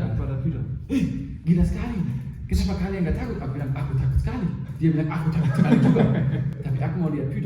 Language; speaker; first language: Indonesian; non-native, fluent; German